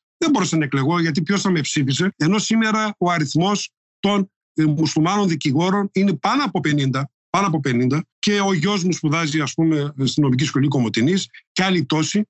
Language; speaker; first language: Greek; non-native, local second language; Turkish